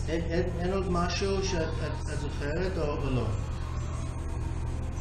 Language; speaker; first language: Hebrew; early bilingual, heritage; English